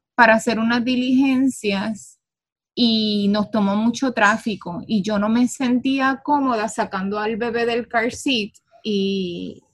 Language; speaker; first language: Spanish; native; Spanish